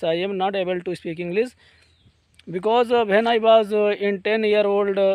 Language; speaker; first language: English; non-native, learner; Hindi